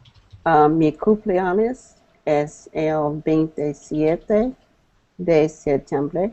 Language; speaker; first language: Spanish; non-native, learner; English